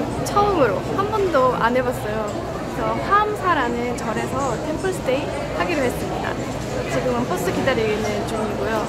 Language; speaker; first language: Korean; non-native, fluent; Estonian